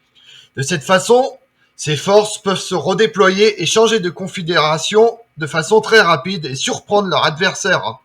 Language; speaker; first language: French; native; French